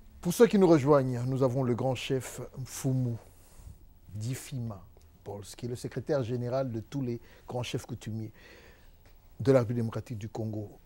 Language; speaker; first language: French; non-native, local second language; Lingala